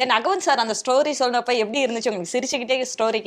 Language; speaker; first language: Tamil; native; Tamil